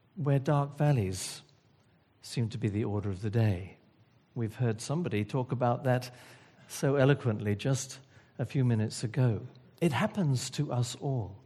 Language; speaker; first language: English; native; English